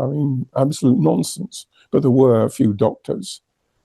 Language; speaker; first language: English; native; English